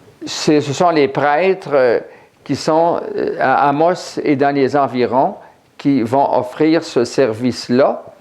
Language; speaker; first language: French; native; French